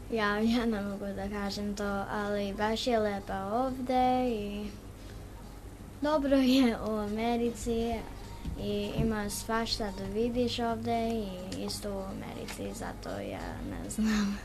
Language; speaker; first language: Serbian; early bilingual, heritage; English